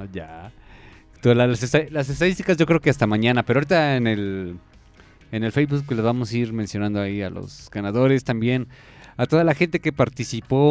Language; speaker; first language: Spanish; native; Spanish